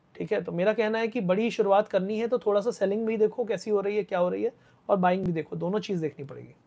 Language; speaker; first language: Hindi; non-native, local second language; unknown